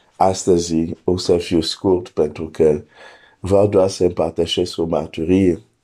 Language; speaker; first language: Romanian; non-native, fluent; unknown